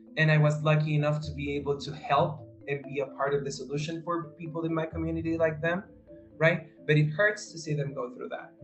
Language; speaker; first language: English; non-native, fluent; Spanish